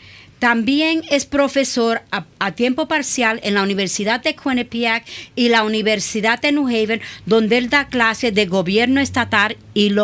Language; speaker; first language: Spanish; early bilingual, other home language; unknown